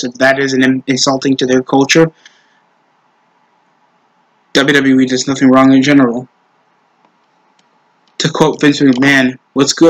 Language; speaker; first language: English; native; English